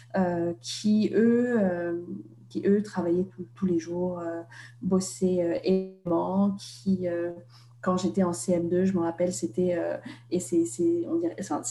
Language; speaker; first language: French; non-native, fluent; Vietnamese